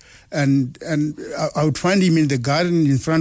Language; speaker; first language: English; non-native, local second language; Tswana